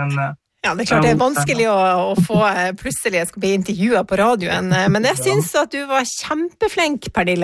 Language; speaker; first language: Norwegian; native; Norwegian